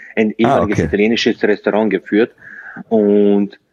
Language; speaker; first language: German; non-native, fluent; Slovenian